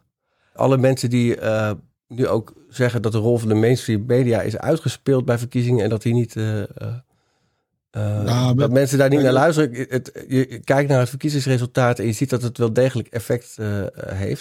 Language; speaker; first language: Dutch; native; Dutch